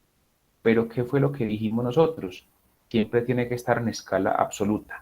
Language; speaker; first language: Spanish; native; Spanish